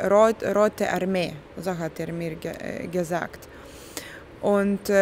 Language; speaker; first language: German; non-native, fluent; Lithuanian